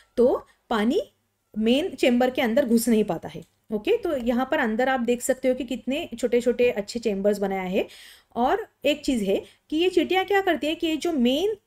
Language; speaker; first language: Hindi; non-native, local second language; Marathi